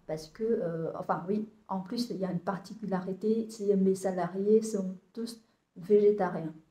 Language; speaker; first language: French; non-native, fluent; Vietnamese